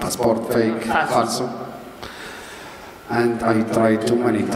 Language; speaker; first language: English; non-native, learner; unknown